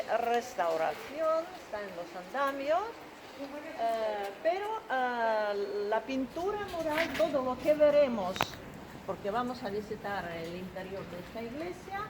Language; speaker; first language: Spanish; non-native, fluent; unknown